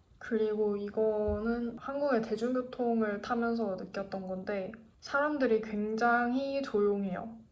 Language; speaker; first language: Korean; native; Korean